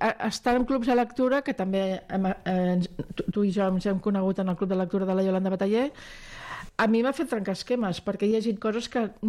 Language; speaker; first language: Catalan; non-native, local second language; French